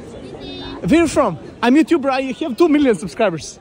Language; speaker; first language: English; non-native, learner; Serbian